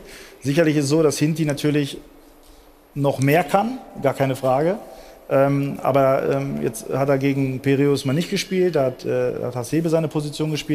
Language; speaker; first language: German; native; German